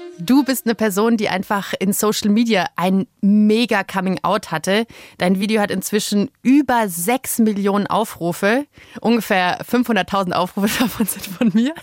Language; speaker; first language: German; native; German